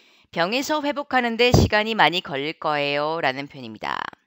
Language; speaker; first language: Korean; native; Korean